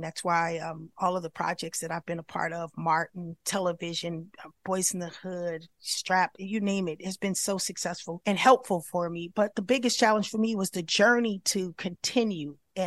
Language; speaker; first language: English; native; English